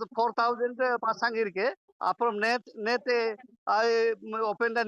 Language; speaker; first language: Tamil; non-native, learner; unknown